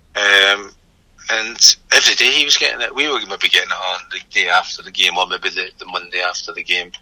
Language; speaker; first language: English; native; English